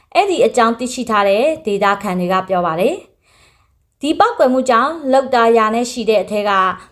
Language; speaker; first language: Burmese; native; Burmese